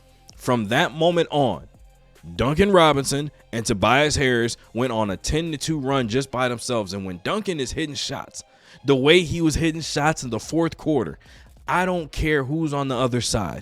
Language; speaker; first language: English; native; English